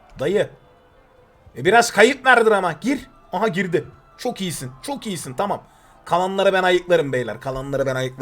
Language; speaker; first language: Turkish; native; Turkish